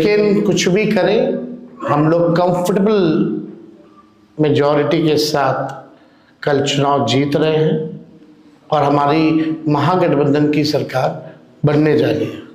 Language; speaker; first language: Hindi; native; Hindi